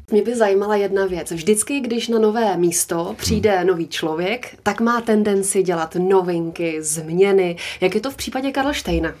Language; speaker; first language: Czech; native; Czech